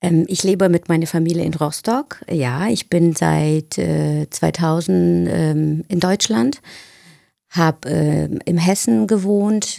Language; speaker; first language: German; non-native, fluent; Romanian